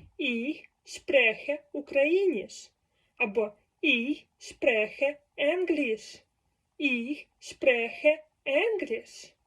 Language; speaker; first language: German; non-native, learner; Ukrainian